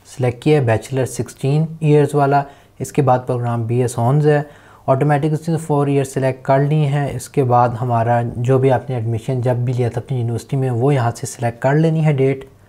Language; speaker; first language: Urdu; native; Urdu